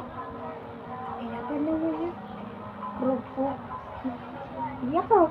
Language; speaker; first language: Indonesian; non-native, local second language; Banjar